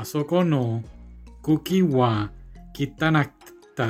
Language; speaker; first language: Japanese; non-native, learner; English